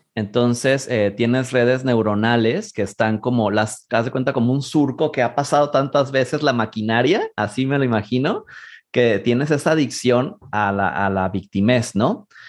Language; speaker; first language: Spanish; native; Spanish